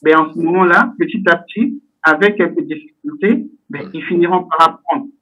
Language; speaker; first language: French; native; French